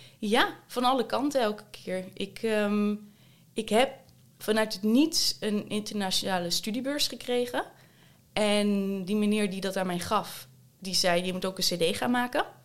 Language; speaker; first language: Dutch; native; Dutch